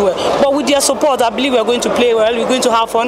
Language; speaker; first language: English; non-native, local second language; Yoruba